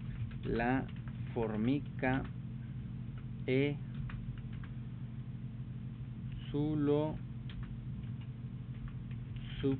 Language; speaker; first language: Italian; non-native, learner; Spanish